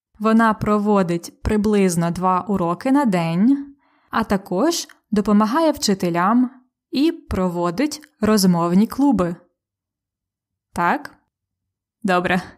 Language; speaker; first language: Ukrainian; native; Ukrainian